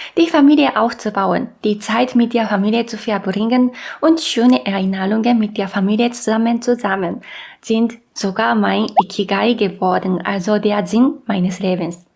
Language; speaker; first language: German; non-native, fluent; Japanese